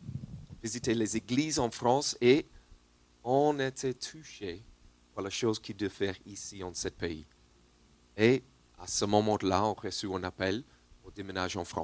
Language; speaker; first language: French; non-native, learner; English